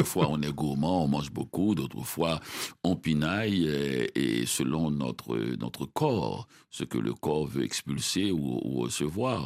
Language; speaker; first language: French; non-native, local second language; Haitian Creole